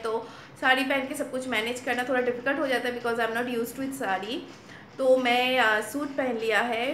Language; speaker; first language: Hindi; non-native, local second language; Bangla